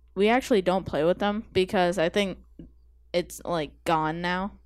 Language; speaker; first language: English; native; English